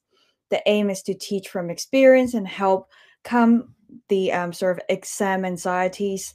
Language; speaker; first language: English; native; English